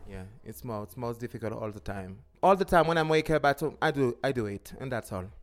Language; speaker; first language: English; non-native, learner; French